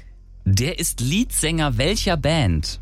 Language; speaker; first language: German; native; German